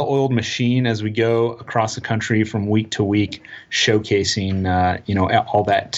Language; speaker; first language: English; native; English